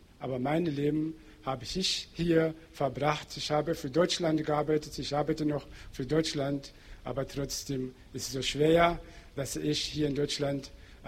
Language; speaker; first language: German; non-native, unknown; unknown